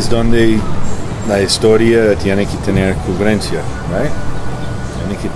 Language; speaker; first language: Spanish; early bilingual, heritage; English